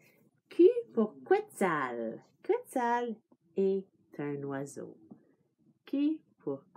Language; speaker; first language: French; non-native, fluent; English